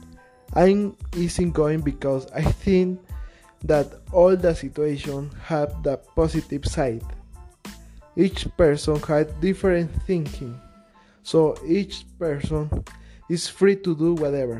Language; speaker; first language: English; non-native, learner; Spanish